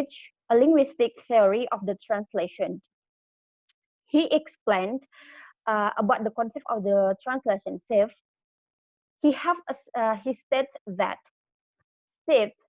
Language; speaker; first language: English; non-native, learner; Indonesian